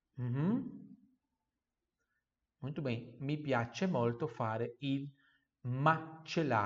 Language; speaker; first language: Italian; non-native, fluent; Portuguese